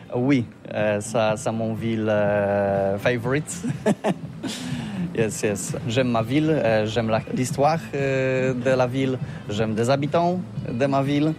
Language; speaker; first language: French; non-native, learner; Polish